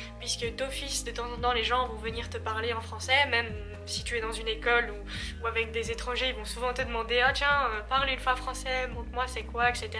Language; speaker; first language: French; native; French